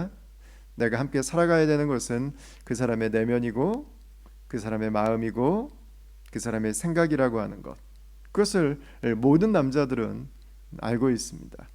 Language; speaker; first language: Korean; native; Korean